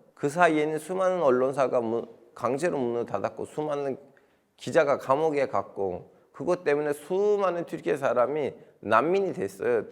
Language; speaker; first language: Korean; non-native, fluent; Turkish